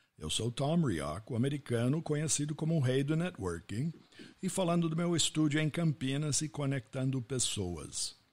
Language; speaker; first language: Portuguese; non-native, fluent; English